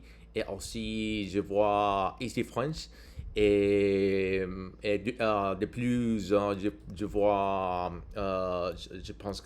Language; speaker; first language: French; non-native, learner; English